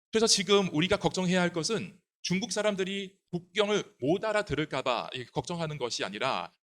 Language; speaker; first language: Korean; non-native, fluent; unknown